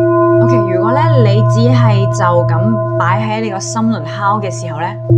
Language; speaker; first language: Cantonese; native; Cantonese